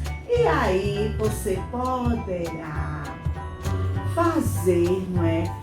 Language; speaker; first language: Portuguese; native; Portuguese